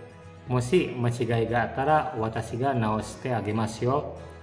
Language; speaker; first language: Japanese; non-native, fluent; Indonesian